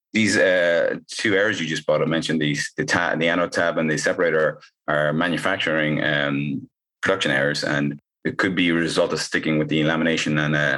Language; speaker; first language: English; native; English